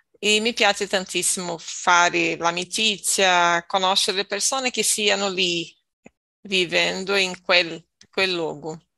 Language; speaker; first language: Italian; non-native, learner; Portuguese